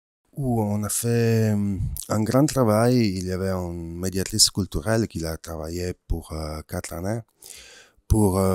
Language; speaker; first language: French; non-native, fluent; Italian